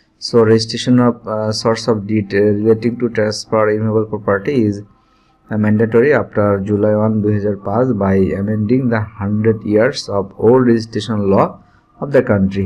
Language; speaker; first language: English; non-native, local second language; Bangla